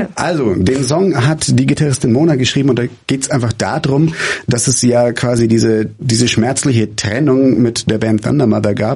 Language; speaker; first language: German; native; German